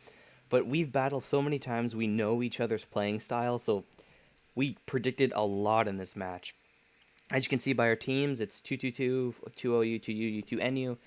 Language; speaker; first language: English; native; English